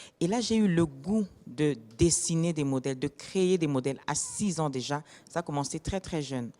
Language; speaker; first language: French; non-native, local second language; Lingala